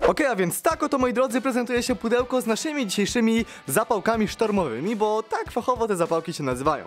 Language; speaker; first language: Polish; native; Polish